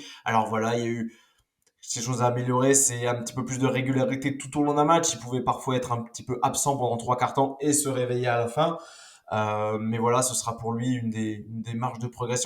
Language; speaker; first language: French; native; French